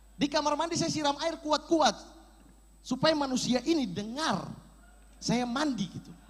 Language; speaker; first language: Indonesian; native; Indonesian